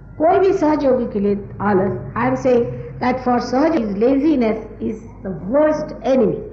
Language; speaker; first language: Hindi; non-native, local second language; Marathi